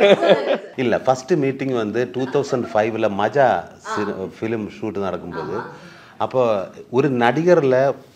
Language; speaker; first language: Tamil; non-native, learner; Malayalam